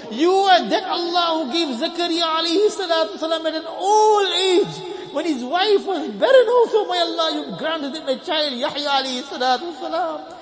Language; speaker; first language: English; native; English